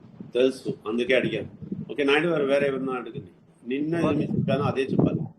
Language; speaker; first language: Telugu; non-native, learner; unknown